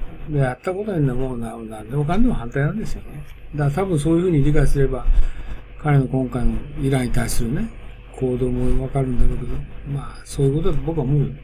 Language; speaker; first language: Japanese; native; Japanese